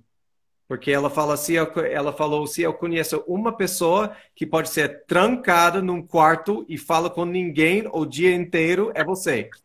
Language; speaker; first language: Portuguese; non-native, fluent; English